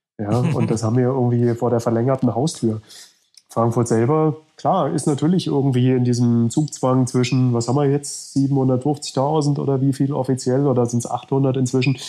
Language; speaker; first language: German; native; German